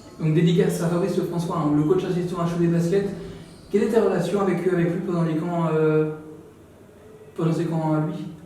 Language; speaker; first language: French; native; French